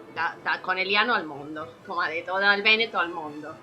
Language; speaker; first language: Italian; non-native, learner; Spanish